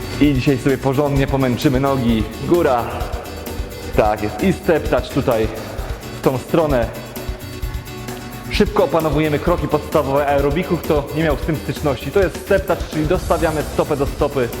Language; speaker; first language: Polish; native; Polish